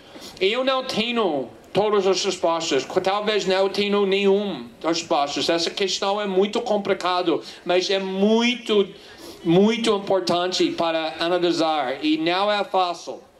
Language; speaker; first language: Portuguese; non-native, fluent; English